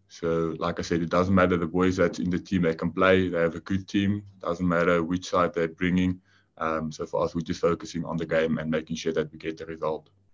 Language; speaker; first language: English; non-native, local second language; Afrikaans